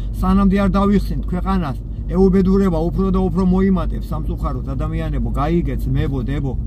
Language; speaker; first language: Georgian; native; Georgian